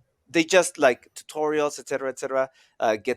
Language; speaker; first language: English; non-native, fluent; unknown